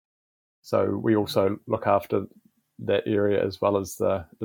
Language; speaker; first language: English; native; English